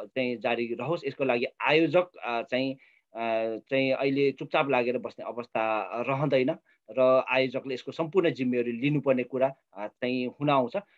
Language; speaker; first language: Nepali; non-native, local second language; Sherpa